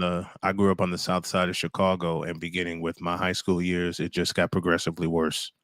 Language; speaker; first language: English; native; English